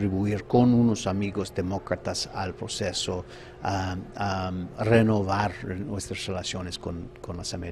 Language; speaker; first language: Spanish; non-native, fluent; English